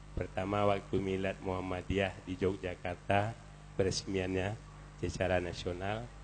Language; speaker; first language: Indonesian; non-native, local second language; Minangkabau